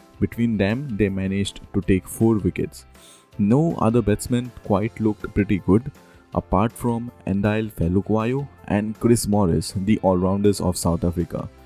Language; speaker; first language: English; non-native, local second language; Hindi